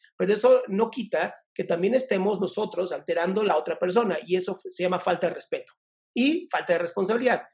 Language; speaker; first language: Spanish; native; Spanish